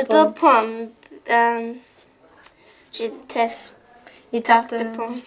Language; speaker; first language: French; non-native, learner; English